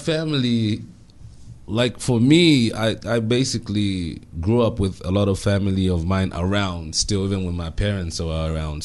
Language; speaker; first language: English; non-native, local second language; Bemba